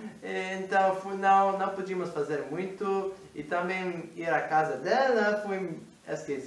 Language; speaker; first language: Portuguese; non-native, fluent; English